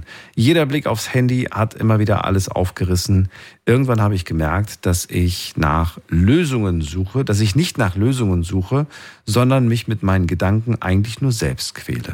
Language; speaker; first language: German; native; German